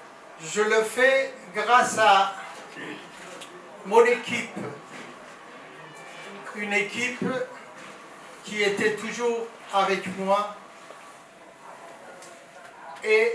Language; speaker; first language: French; non-native, fluent; Persian